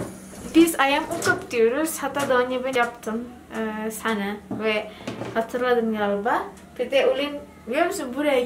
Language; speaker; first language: Turkish; non-native, learner; Indonesian